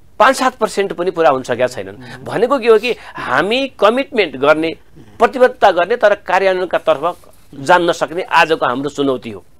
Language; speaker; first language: Nepali; native; Nepali